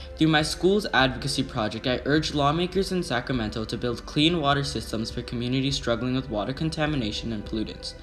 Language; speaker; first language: English; native; English